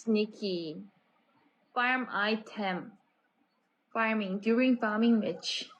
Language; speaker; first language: English; non-native, learner; Korean